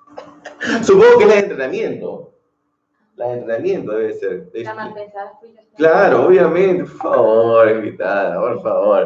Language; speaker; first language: Spanish; native; Spanish